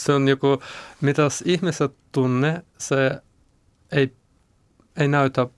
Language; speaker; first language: Finnish; non-native, learner; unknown